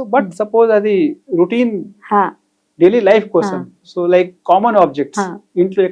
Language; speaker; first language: Telugu; non-native, fluent; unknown